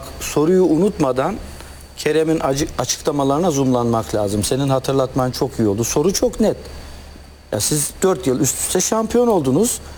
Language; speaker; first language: Turkish; native; Turkish